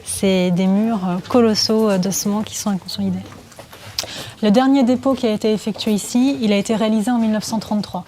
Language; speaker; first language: French; native; French